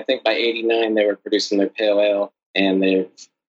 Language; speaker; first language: English; native; English